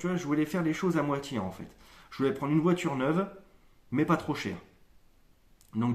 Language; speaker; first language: French; native; French